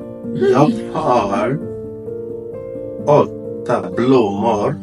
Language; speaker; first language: Swedish; non-native, learner; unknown